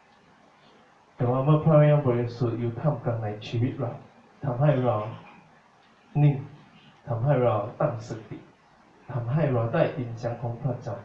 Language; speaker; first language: Thai; non-native, fluent; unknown